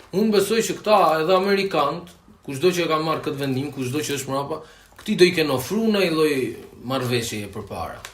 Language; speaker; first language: Albanian; native; Albanian